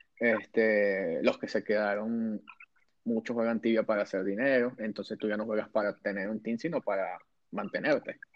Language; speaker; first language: Spanish; native; Spanish